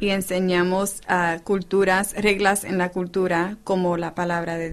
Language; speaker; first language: Spanish; non-native, fluent; English